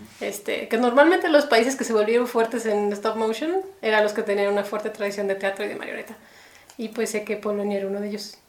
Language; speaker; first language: Spanish; native; Spanish